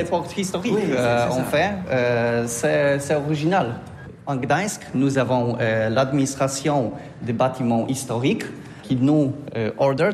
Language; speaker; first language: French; non-native, learner; Polish